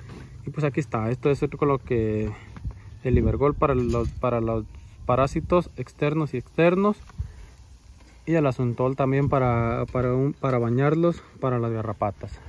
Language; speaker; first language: Spanish; native; Spanish